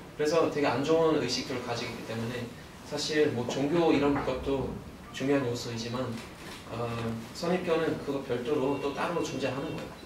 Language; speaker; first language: Korean; non-native, fluent; German